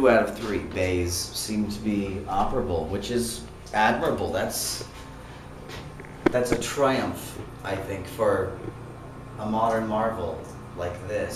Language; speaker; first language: English; native; English